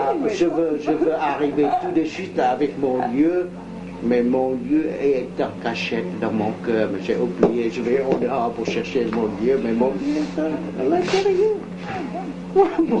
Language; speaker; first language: French; non-native, local second language; Vietnamese